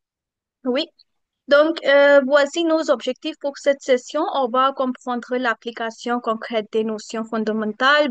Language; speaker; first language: French; non-native, fluent; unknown